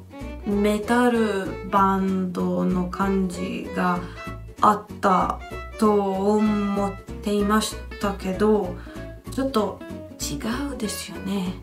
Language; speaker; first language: Japanese; non-native, fluent; Hungarian